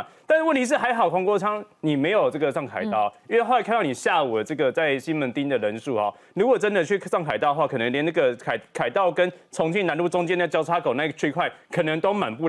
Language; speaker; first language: Chinese; native; Chinese